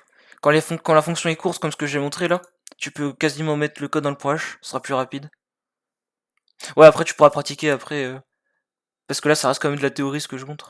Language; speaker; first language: French; native; French